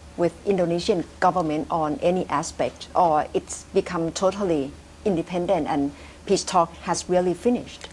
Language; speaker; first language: English; non-native, fluent; Thai